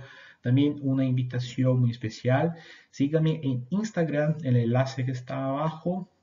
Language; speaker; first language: Spanish; non-native, fluent; Portuguese